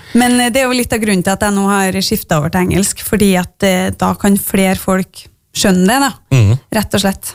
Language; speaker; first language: Norwegian; native; Norwegian